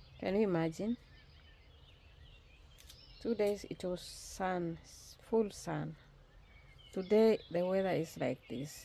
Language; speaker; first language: English; non-native, learner; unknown